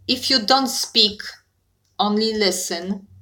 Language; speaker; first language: English; non-native, fluent; Polish